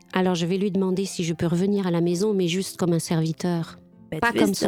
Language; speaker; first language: French; native; French